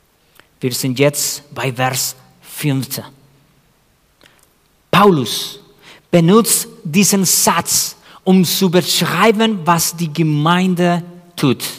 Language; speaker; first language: German; non-native, fluent; Spanish